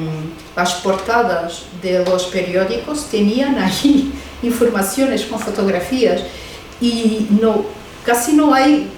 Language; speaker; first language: Spanish; non-native, fluent; Portuguese